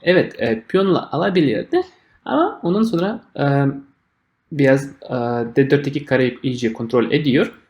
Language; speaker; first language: Turkish; non-native, fluent; Russian